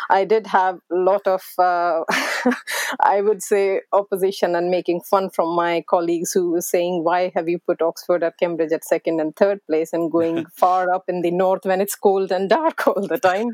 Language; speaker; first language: English; non-native, local second language; Hindi